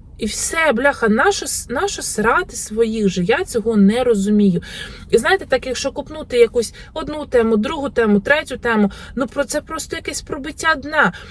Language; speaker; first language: Ukrainian; native; Ukrainian